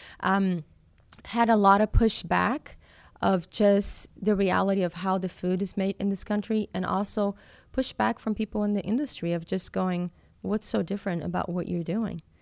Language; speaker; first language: English; non-native, fluent; Portuguese